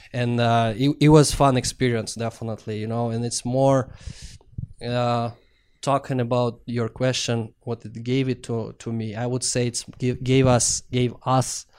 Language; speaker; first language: English; non-native, fluent; Russian